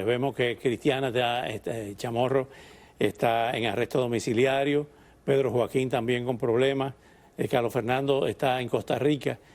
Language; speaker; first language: Spanish; native; Spanish